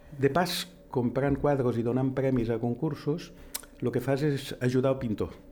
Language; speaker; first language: Catalan; native; Catalan